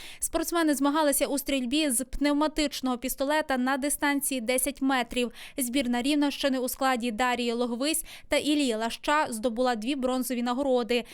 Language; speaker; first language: Ukrainian; native; Ukrainian